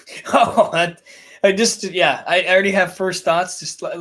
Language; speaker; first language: English; native; English